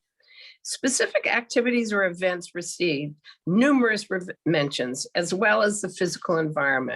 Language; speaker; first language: English; native; English